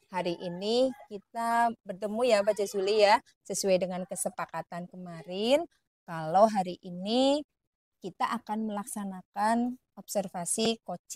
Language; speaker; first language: Indonesian; native; Indonesian